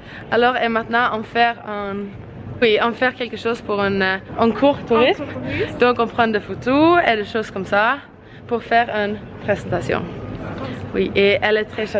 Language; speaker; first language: French; non-native, learner; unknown